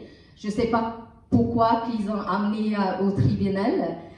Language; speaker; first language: French; non-native, learner; Tamil